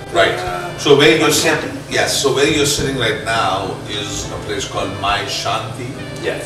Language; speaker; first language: English; non-native, local second language; Punjabi